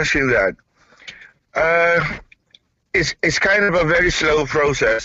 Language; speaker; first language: English; non-native, local second language; Malay